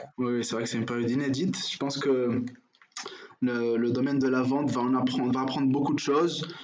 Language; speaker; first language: French; non-native, local second language; Arabic